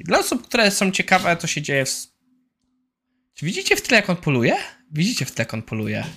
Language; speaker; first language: Polish; native; Polish